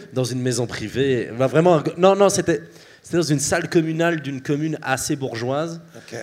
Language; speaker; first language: French; native; French